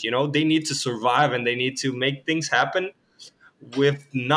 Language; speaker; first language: English; non-native, fluent; Portuguese